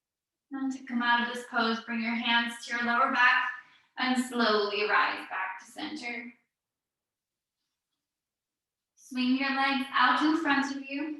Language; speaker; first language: English; native; English